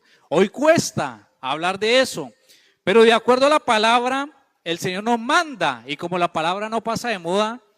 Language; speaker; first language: Spanish; native; Spanish